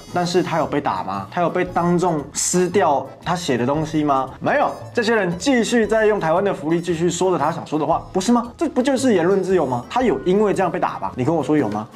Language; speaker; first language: Chinese; native; Chinese